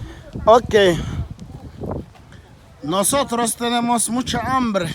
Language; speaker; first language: Spanish; non-native, learner; Haitian Creole